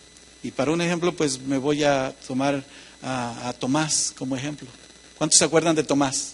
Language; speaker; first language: Spanish; native; Spanish